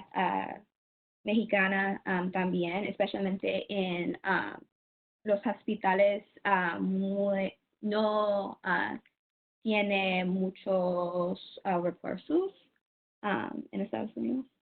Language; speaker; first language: Spanish; non-native, learner; English